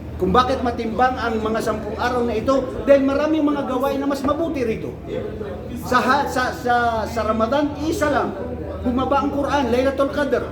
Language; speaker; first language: Filipino; non-native, local second language; Maranao